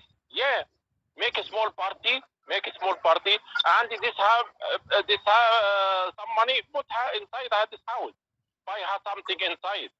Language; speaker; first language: English; non-native, learner; Arabic